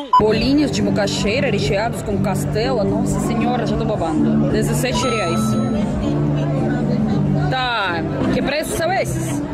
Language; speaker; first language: Portuguese; non-native, fluent; Russian